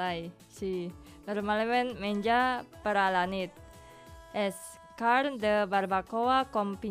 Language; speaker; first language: Catalan; non-native, learner; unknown